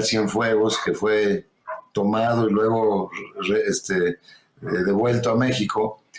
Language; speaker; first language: Spanish; native; Spanish